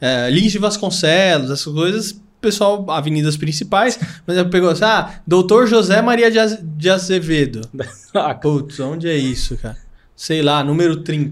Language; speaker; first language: Portuguese; native; Portuguese